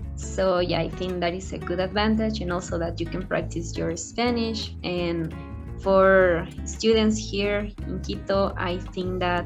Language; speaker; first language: English; non-native, fluent; Spanish